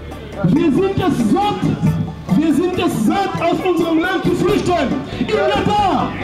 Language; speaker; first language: German; non-native, fluent; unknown